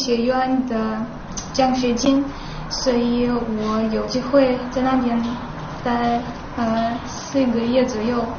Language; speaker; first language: Chinese; non-native, learner; Russian